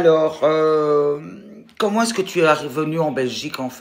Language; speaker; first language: French; native; French